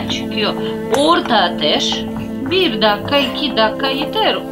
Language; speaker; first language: Turkish; non-native, learner; Russian